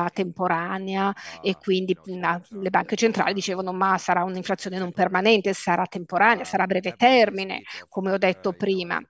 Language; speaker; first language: Italian; native; Italian